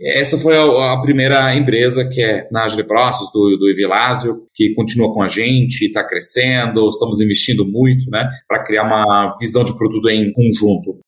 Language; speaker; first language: Portuguese; non-native, fluent; German